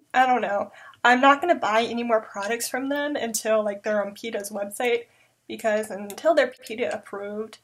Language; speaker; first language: English; native; English